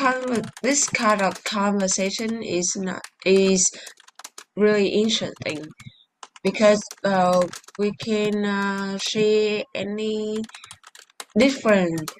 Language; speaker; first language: English; non-native, learner; Vietnamese